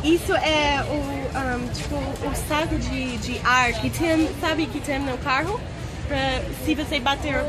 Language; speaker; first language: Portuguese; non-native, fluent; English